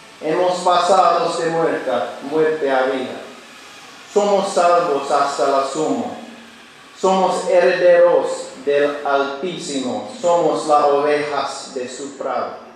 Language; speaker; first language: Spanish; non-native, learner; English